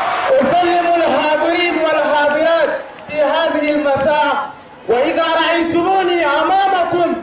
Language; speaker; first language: Arabic; non-native, learner; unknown